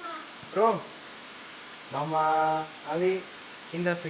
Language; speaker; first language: Indonesian; non-native, learner; Danish